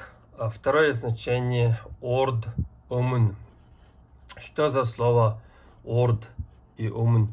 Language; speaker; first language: Russian; non-native, learner; Mongolian